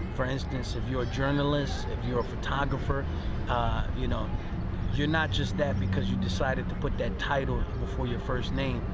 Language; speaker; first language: English; native; English